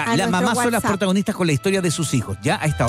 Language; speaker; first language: Spanish; native; Spanish